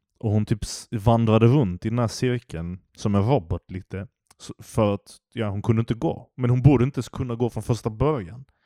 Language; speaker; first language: Swedish; early bilingual, other home language; Turkish